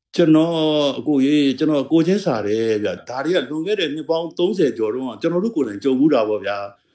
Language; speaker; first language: Burmese; native; Burmese